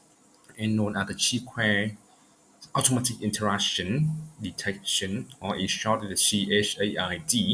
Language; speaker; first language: English; non-native, learner; Vietnamese